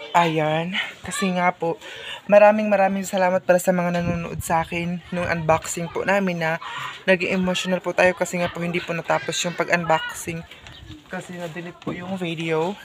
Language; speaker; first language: Filipino; non-native, local second language; Cebuano